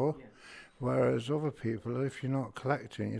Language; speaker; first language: English; native; English